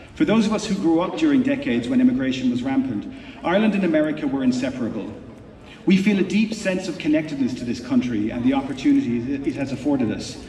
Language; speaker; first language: English; native; English